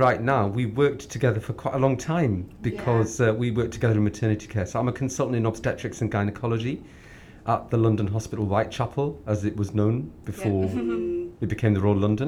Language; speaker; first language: English; native; English